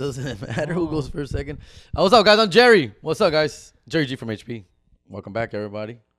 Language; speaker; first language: English; early bilingual, other home language; Spanish